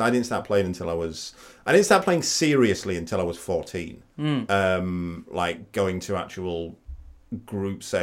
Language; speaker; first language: English; native; English